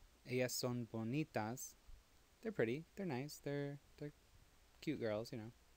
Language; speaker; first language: English; native; English